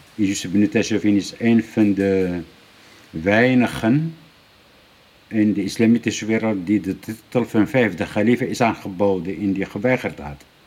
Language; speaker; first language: Dutch; non-native, fluent; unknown